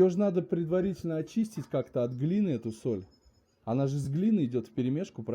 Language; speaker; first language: Russian; native; Russian